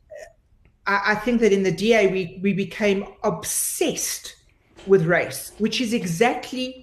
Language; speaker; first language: English; native; English